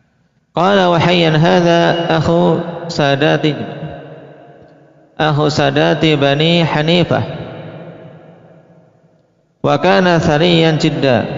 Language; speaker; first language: Arabic; non-native, fluent; Indonesian